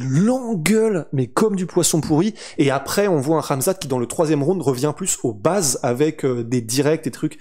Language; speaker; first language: French; native; French